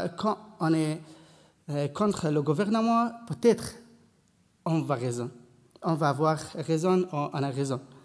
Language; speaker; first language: French; non-native, learner; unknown